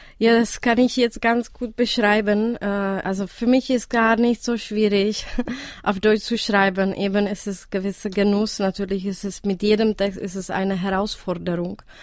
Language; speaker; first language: German; non-native, fluent; Czech